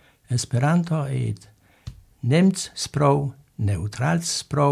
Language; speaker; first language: Danish; non-native, fluent; Polish